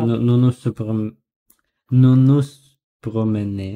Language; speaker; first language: French; non-native, learner; Russian